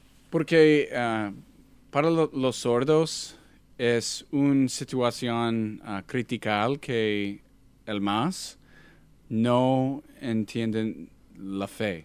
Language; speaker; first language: Spanish; non-native, learner; English